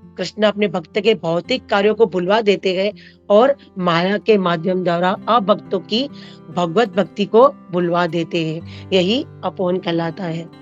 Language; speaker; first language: Hindi; non-native, local second language; Marathi